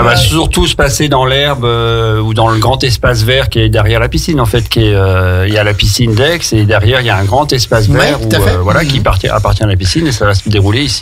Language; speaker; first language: French; native; French